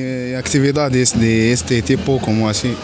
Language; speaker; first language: Spanish; non-native, learner; Arabic